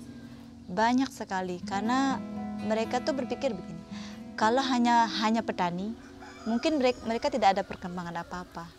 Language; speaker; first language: Indonesian; non-native, local second language; Balinese